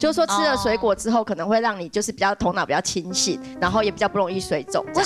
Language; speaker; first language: Chinese; native; Chinese